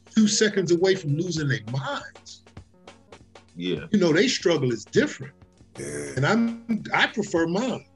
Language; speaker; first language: English; native; English